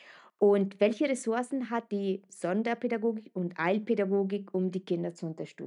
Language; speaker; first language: German; non-native, fluent; Italian